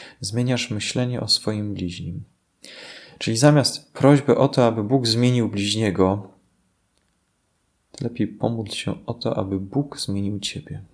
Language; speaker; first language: Polish; native; Polish